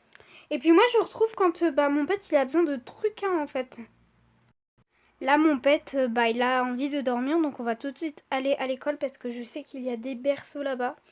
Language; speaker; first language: French; native; French